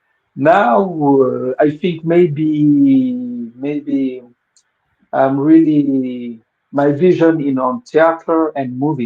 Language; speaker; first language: English; non-native, fluent; Wolof